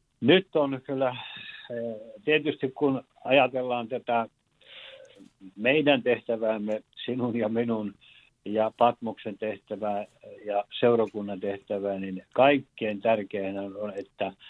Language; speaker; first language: Finnish; native; Finnish